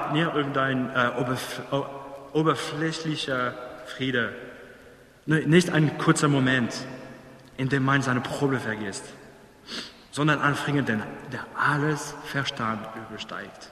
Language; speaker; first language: German; non-native, fluent; English